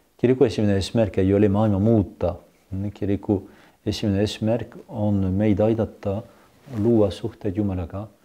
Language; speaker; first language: Estonian; non-native, fluent; French